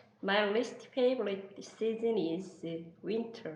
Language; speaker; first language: English; non-native, learner; Korean